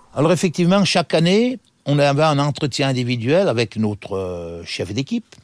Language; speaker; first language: French; native; French